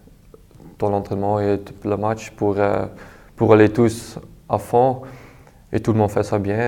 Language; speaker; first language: French; non-native, local second language; Dutch